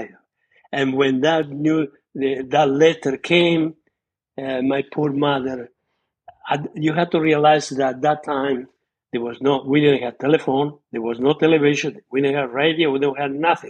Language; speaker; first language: English; non-native, fluent; Spanish